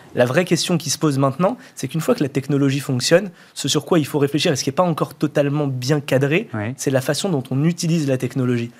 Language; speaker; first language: French; native; French